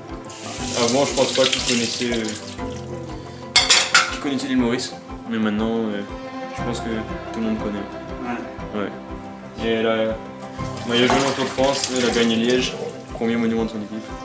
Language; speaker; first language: French; non-native, local second language; Morisyen